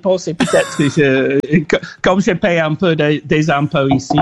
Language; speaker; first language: French; non-native, fluent; English